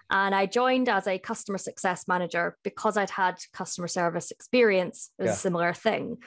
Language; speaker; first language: English; native; English